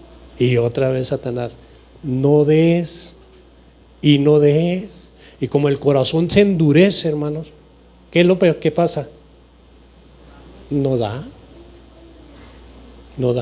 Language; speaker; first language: Spanish; native; Spanish